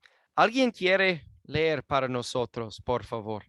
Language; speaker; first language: Spanish; non-native, fluent; English